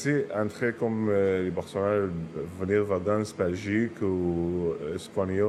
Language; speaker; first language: French; non-native, learner; Arabic